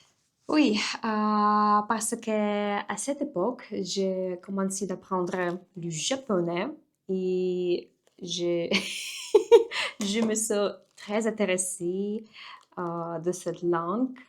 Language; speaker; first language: French; non-native, learner; Russian